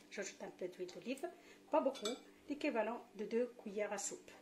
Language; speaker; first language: French; non-native, local second language; Arabic